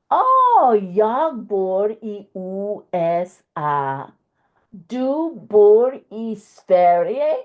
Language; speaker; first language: Swedish; non-native, fluent; English